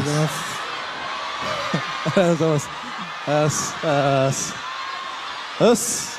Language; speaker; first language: Japanese; non-native, fluent; Korean